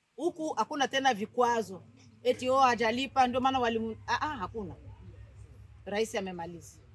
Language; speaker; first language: Swahili; native; Swahili